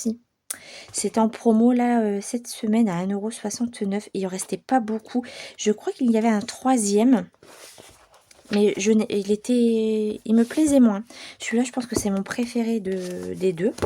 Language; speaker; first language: French; native; French